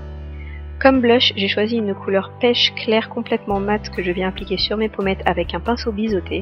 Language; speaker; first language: French; native; French